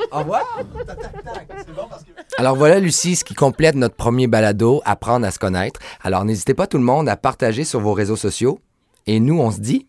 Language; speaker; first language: French; native; French